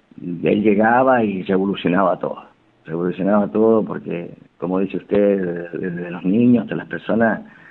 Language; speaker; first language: Spanish; native; Spanish